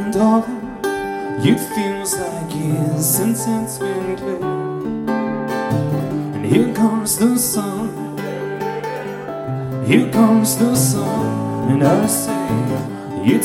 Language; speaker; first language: English; native; English